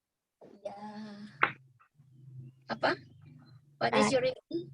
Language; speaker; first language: English; non-native, learner; Indonesian